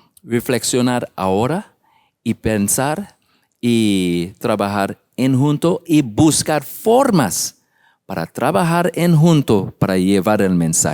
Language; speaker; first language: Spanish; non-native, learner; English